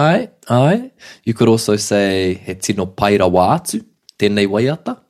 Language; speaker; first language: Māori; non-native, fluent; English